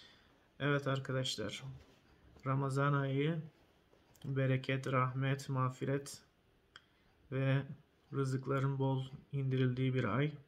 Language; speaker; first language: Turkish; native; Turkish